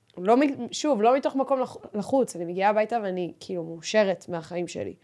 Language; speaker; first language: Hebrew; native; Hebrew